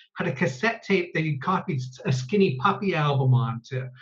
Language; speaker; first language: English; native; English